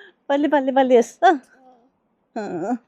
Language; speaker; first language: Korean; non-native, learner; Nepali